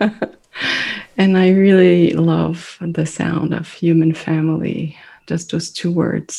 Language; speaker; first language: English; non-native, fluent; French